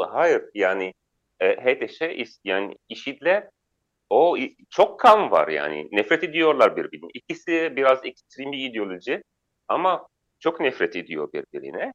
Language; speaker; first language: Turkish; non-native, fluent; Arabic